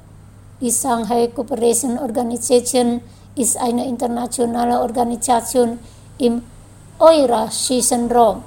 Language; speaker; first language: German; non-native, fluent; Indonesian